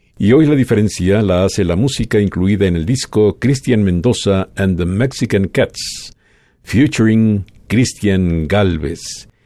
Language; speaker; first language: Spanish; native; Spanish